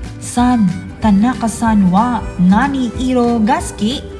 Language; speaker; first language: Japanese; non-native, fluent; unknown